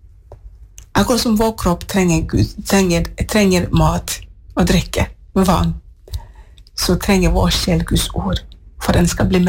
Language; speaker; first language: Norwegian; non-native, fluent; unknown